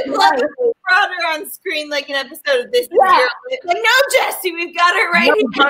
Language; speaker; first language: English; native; English